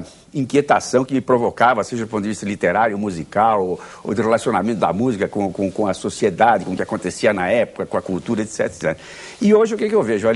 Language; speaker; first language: Portuguese; native; Portuguese